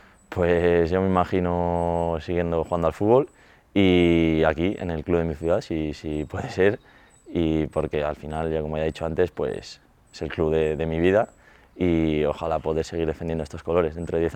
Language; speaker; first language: Spanish; native; Spanish